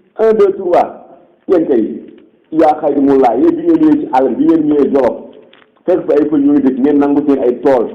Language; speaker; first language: Wolof; non-native, local second language; Fula